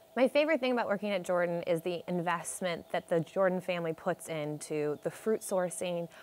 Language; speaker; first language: English; native; English